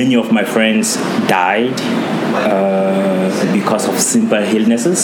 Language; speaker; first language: English; non-native, local second language; French